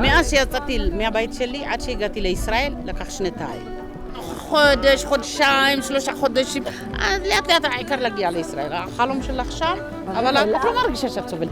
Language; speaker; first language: Hebrew; non-native, fluent; Amharic